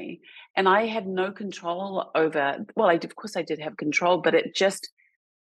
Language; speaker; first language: English; native; English